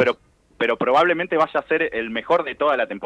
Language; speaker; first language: Spanish; native; Spanish